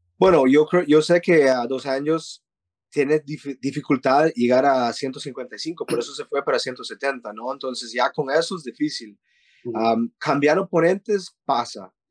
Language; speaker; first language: Spanish; early bilingual, heritage; Spanish